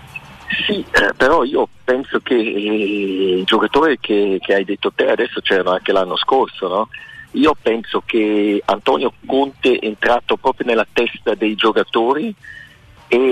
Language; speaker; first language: Italian; early bilingual, heritage; Italian